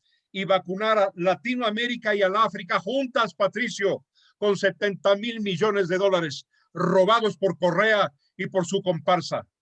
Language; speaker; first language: Spanish; native; Spanish